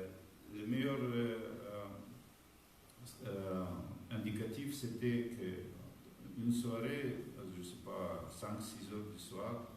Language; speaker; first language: French; non-native, fluent; Romanian